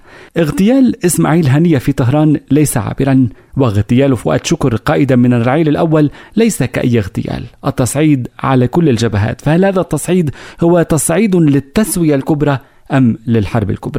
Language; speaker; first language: Arabic; native; Arabic